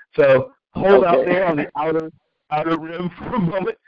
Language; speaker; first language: English; native; English